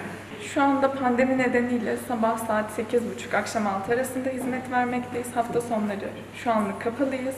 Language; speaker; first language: Turkish; native; Turkish